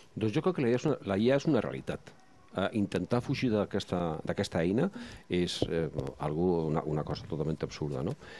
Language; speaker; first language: Catalan; non-native, local second language; Spanish